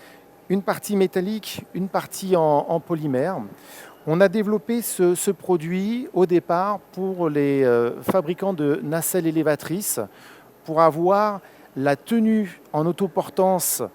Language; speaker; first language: French; native; French